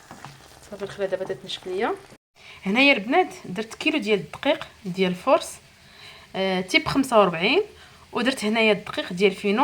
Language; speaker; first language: Arabic; native; Arabic